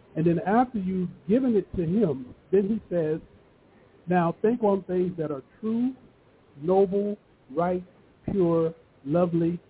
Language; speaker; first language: English; early bilingual, other home language; Yoruba